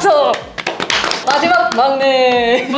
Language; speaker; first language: Korean; non-native, learner; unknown